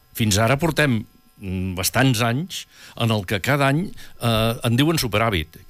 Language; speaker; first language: Catalan; native; Catalan